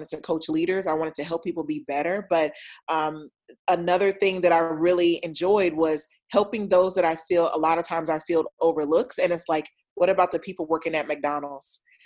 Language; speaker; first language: English; native; English